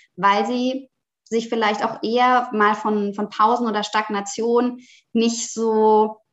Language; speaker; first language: German; native; German